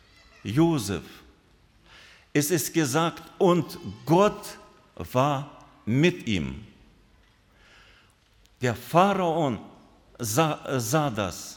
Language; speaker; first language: German; non-native, fluent; Russian